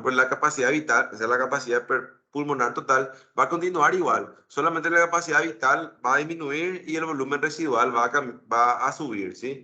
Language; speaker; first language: Spanish; native; Spanish